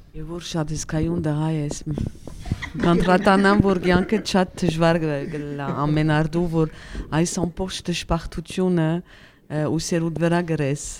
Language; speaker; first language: Armenian; early bilingual, heritage; Armenian